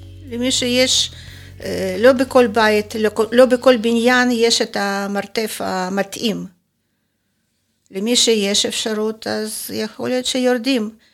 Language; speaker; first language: Hebrew; non-native, fluent; Russian